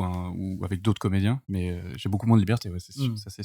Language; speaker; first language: French; native; French